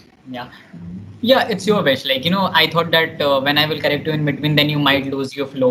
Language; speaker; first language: English; non-native, local second language; Hindi